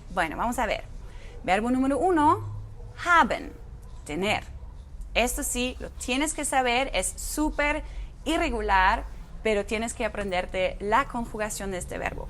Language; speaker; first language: Spanish; non-native, fluent; German